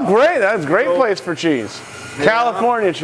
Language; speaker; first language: English; native; English